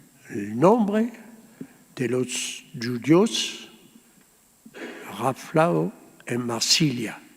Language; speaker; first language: Spanish; early bilingual, heritage; Ladino